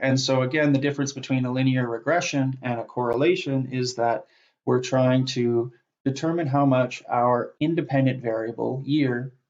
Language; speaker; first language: English; native; English